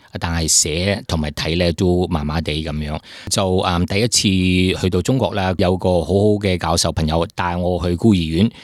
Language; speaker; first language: Cantonese; early bilingual, heritage; Cantonese